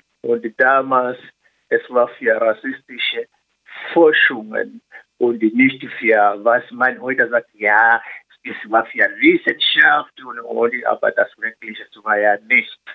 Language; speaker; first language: German; non-native, learner; Swahili